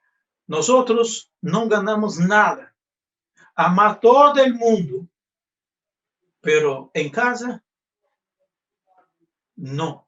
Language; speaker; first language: Spanish; non-native, fluent; Portuguese